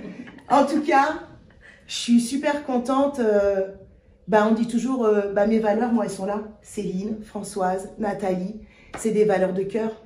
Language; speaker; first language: French; native; French